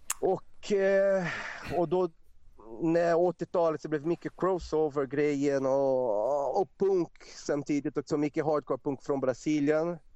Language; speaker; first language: Swedish; non-native, fluent; Portuguese